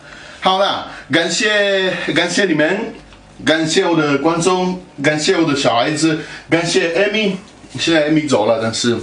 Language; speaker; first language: Chinese; non-native, fluent; Italian